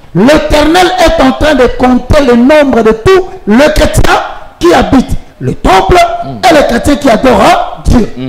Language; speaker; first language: French; non-native, local second language; Lingala